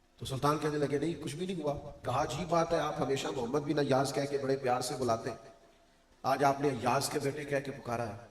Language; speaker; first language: Urdu; non-native, local second language; Punjabi